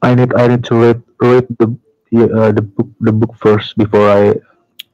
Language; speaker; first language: English; non-native, learner; Indonesian